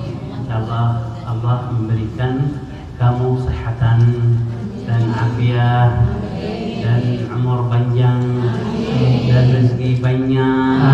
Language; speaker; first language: Indonesian; non-native, learner; Arabic